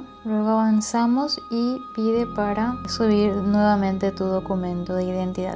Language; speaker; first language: Spanish; native; Spanish